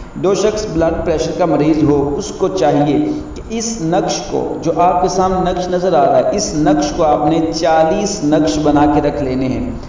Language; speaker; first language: Urdu; non-native, local second language; Punjabi